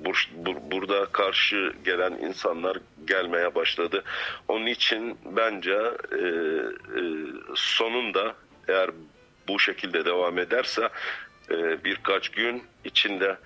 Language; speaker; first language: Turkish; non-native, fluent; Arabic